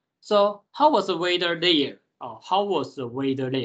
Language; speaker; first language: English; non-native, fluent; Chinese